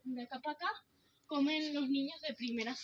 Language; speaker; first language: Spanish; early bilingual, heritage; Spanish